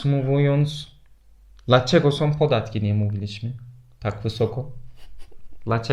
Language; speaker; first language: Polish; non-native, fluent; Turkish